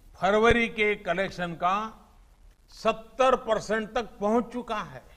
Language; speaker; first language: Hindi; non-native, local second language; Gujarati